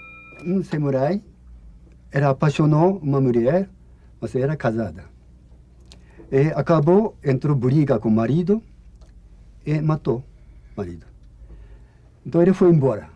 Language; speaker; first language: Portuguese; non-native, learner; Japanese